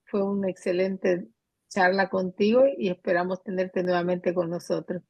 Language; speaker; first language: Spanish; native; Spanish